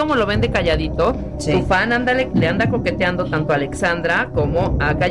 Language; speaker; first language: Spanish; native; Spanish